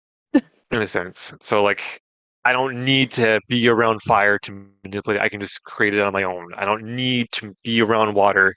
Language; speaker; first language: English; native; English